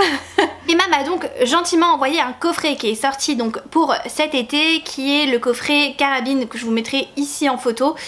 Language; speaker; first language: French; native; French